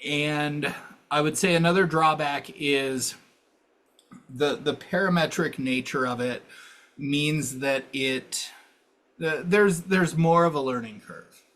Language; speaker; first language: English; native; English